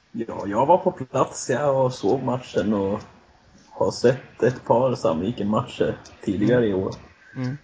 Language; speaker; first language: Swedish; native; Swedish